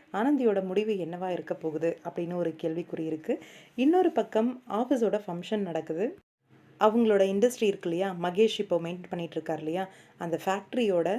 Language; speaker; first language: Tamil; native; Tamil